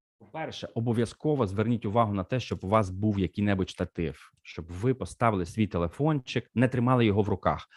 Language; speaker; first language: Ukrainian; non-native, local second language; Russian